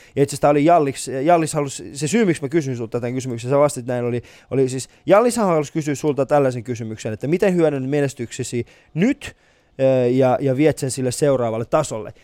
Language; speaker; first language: Finnish; early bilingual, other home language; Persian